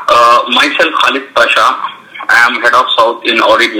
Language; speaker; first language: English; non-native, local second language; Urdu